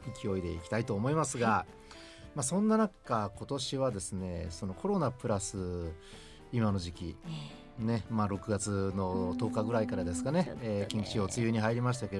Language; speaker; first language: Japanese; native; Japanese